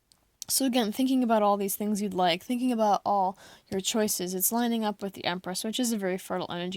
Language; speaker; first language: English; native; English